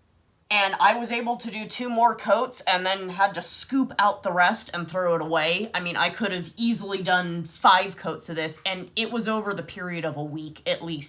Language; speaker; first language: English; native; English